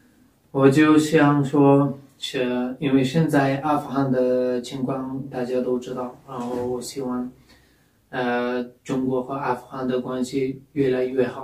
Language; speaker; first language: Chinese; non-native, fluent; Pashto